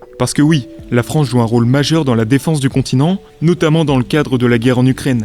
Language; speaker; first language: French; native; French